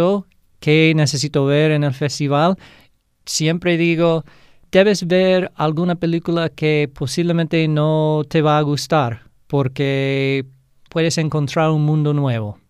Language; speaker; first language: Spanish; non-native, fluent; English